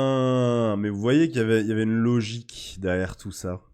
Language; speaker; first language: French; native; French